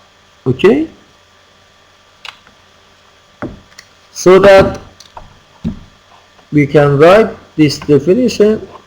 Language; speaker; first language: English; non-native, fluent; Persian